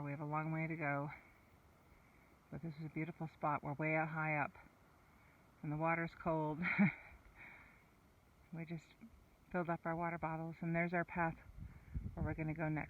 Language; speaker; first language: English; non-native, fluent; German